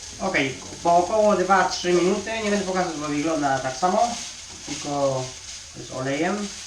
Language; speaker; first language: Polish; non-native, learner; Spanish